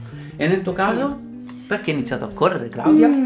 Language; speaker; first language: Italian; native; Italian